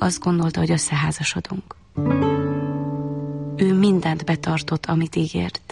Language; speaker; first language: Hungarian; non-native, fluent; Chinese